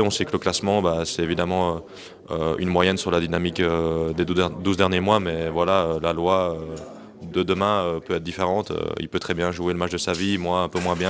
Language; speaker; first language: French; native; French